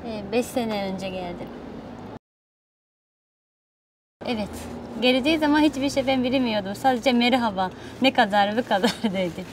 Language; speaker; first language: Turkish; non-native, learner; Japanese